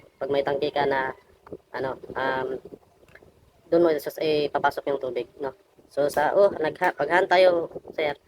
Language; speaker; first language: Filipino; non-native, local second language; Cebuano